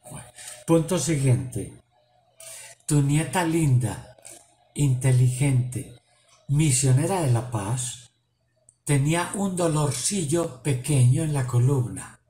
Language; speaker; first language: Spanish; native; Spanish